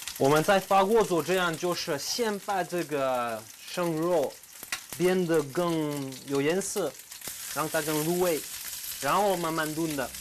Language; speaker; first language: Chinese; non-native, fluent; French